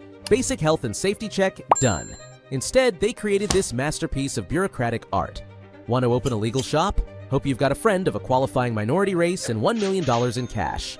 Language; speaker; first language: English; native; English